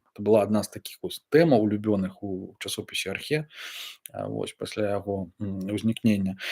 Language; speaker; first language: Belarusian; non-native, local second language; Russian